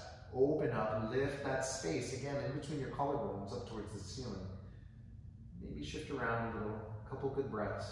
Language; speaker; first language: English; native; English